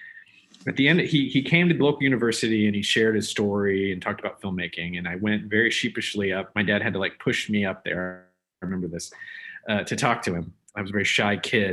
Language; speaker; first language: English; native; English